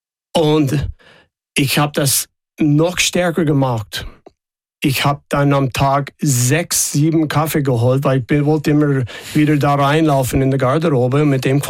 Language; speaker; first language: German; non-native, fluent; English